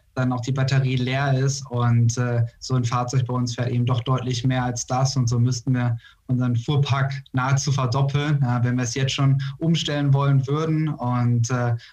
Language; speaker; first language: German; native; German